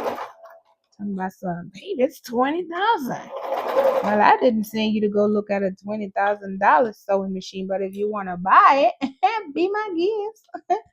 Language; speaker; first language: English; native; English